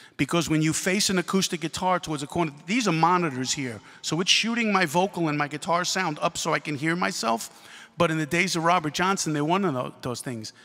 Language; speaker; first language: English; native; English